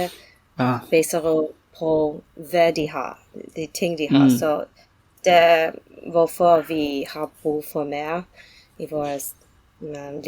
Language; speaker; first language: Danish; non-native, learner; English